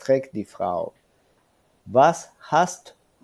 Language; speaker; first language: German; non-native, fluent; Spanish